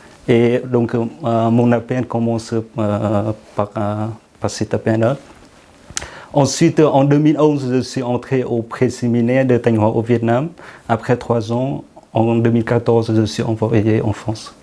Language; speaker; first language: French; non-native, fluent; Vietnamese